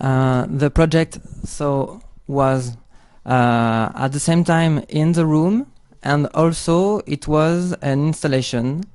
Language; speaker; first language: English; non-native, learner; French